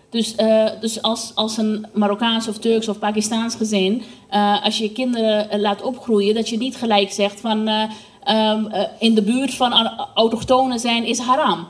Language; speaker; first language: Dutch; non-native, fluent; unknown